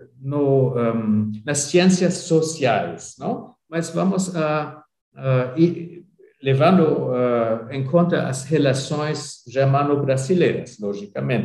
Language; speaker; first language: Portuguese; non-native, fluent; German